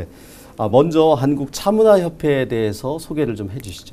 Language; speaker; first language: Korean; native; Korean